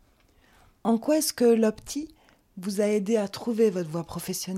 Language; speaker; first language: French; native; French